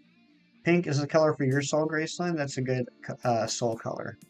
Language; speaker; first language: English; native; English